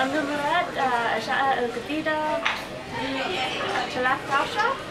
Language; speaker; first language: Arabic; non-native, learner; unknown